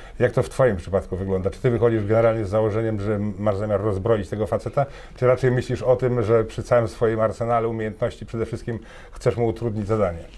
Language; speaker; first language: Polish; native; Polish